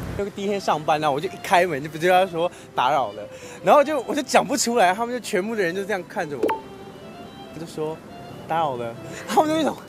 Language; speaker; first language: Chinese; early bilingual, other home language; Filipino